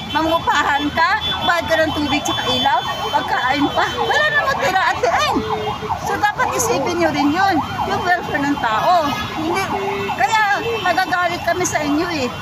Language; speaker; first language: Filipino; non-native, local second language; Hiligaynon